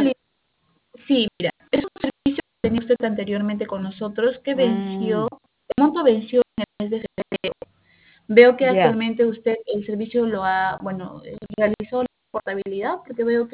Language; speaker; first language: Spanish; native; Spanish